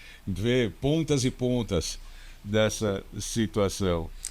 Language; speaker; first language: Portuguese; native; Portuguese